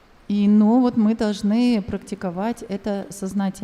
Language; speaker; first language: Russian; native; Russian